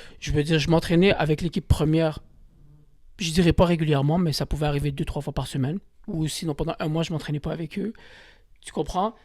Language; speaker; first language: French; early bilingual, other home language; Kabyle